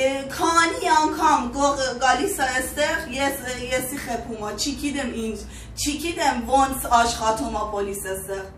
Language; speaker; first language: Armenian; non-native, learner; Persian